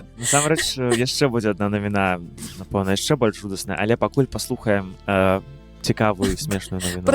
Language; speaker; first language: Belarusian; non-native, local second language; Russian